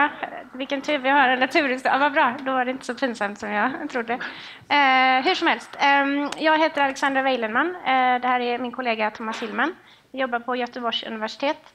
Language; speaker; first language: Swedish; native; Swedish